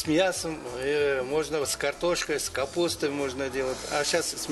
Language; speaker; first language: Russian; non-native, learner; Kyrgyz